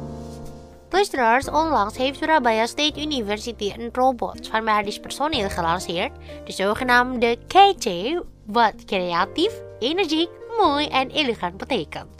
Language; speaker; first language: Dutch; non-native, learner; Indonesian